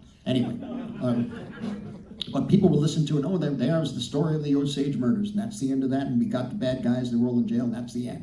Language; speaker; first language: English; native; English